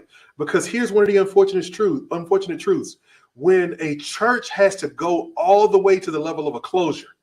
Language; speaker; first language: English; native; English